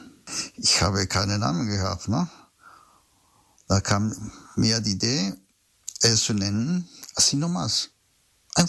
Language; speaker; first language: German; non-native, fluent; Spanish